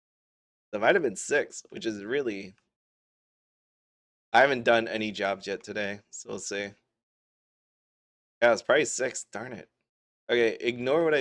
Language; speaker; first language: English; native; English